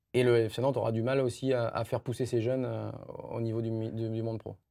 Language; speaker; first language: French; native; French